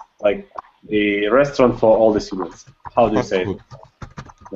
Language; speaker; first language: English; non-native, learner; Russian